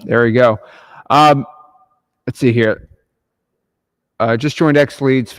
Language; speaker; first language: English; native; English